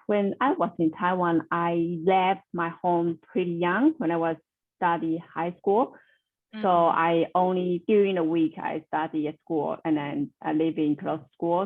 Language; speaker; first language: English; non-native, learner; Chinese